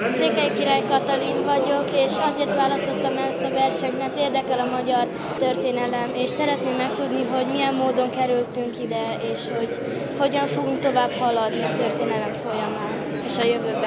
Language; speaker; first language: Hungarian; native; Hungarian